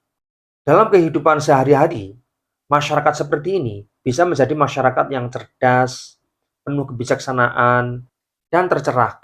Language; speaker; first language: Indonesian; native; Indonesian